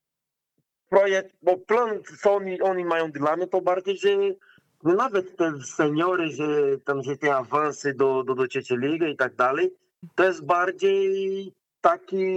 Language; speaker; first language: Polish; non-native, learner; Portuguese